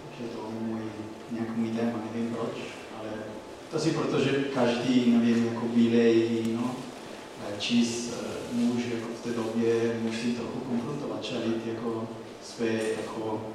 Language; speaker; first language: Czech; non-native, learner; Italian